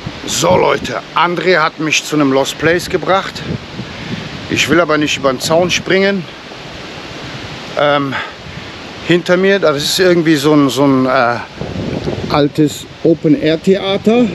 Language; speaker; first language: German; native; German